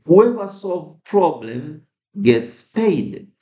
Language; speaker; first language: English; non-native, local second language; Swahili